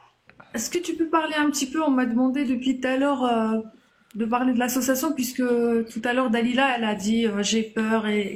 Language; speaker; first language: French; native; French